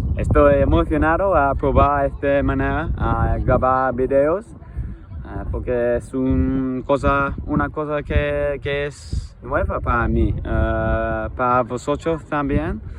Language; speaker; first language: Spanish; non-native, learner; English